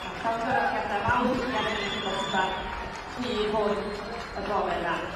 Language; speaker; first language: Welsh; native; Welsh